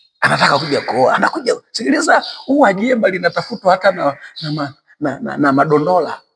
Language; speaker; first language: Swahili; native; Swahili